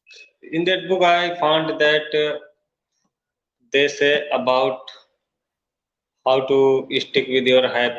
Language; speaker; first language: English; non-native, learner; Hindi